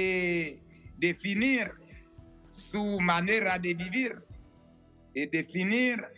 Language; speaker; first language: Spanish; non-native, fluent; Haitian Creole